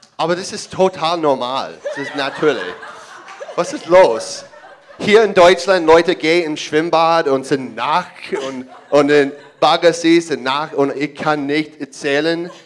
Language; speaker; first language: German; non-native, learner; English